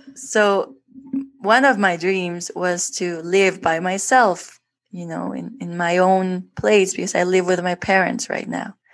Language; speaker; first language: English; non-native, fluent; Spanish